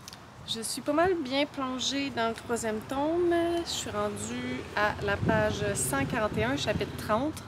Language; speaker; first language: French; native; French